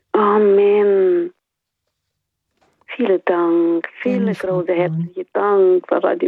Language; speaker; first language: German; non-native, learner; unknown